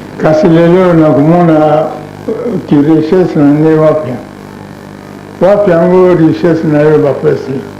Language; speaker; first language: Lingala; non-native, local second language; Kongo